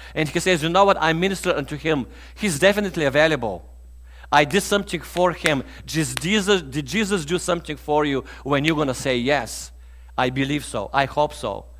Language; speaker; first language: English; non-native, fluent; Bulgarian